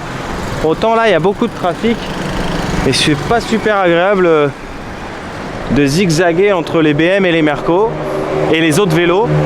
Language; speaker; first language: French; native; French